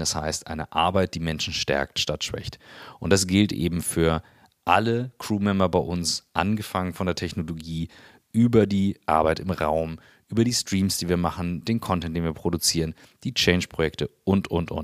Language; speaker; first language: German; native; German